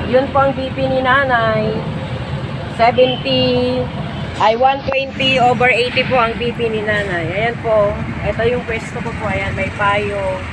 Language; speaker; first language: Filipino; native; Filipino